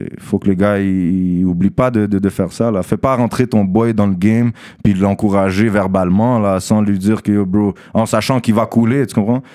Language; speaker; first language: French; early bilingual, other home language; Russian